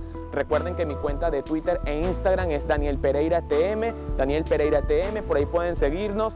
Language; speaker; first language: Spanish; native; Spanish